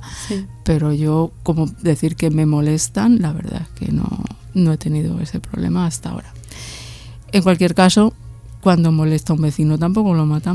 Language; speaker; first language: Spanish; native; Spanish